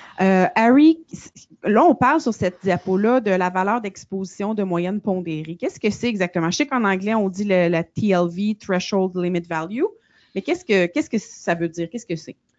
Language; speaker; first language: French; native; French